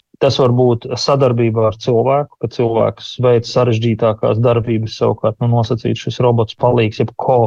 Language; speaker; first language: Latvian; native; Latvian